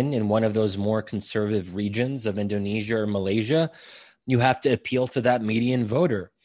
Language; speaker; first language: English; native; English